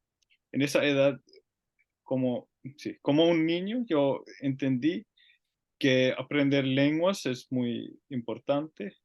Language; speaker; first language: Spanish; non-native, learner; Finnish